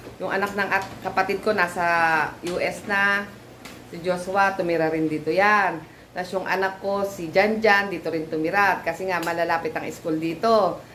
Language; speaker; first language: Filipino; native; Filipino